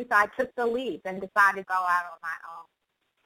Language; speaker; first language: English; native; English